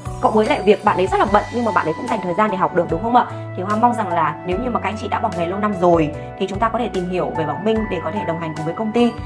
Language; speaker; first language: Vietnamese; native; Vietnamese